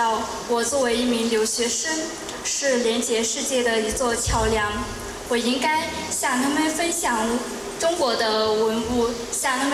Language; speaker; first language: Chinese; non-native, fluent; Lao